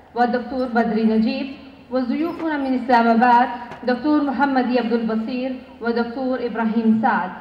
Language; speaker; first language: Arabic; non-native, fluent; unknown